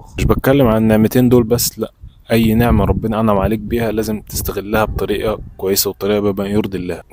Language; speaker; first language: Arabic; native; Arabic